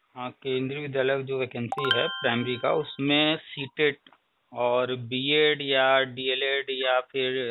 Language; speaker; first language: Hindi; native; Hindi